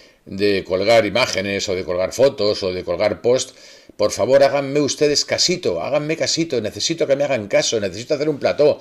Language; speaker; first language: Spanish; native; Spanish